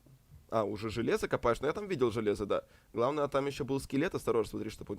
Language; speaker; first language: Russian; native; Russian